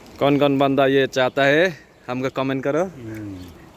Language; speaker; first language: Hindi; non-native, learner; Bangla